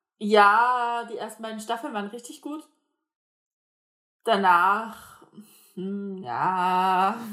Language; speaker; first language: German; native; German